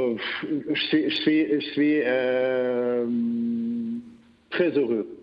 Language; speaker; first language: French; non-native, fluent; Russian